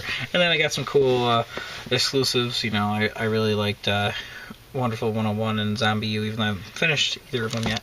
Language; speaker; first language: English; native; English